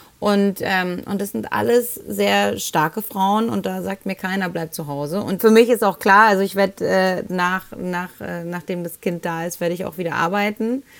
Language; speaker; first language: German; early bilingual, other home language; Spanish